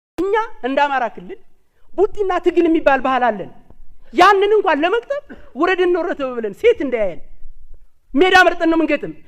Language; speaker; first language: Amharic; native; Amharic